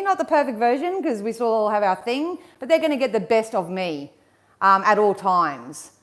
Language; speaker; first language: English; native; English